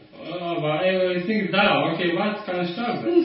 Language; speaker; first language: German; non-native, learner; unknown